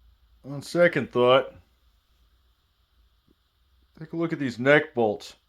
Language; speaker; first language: English; native; English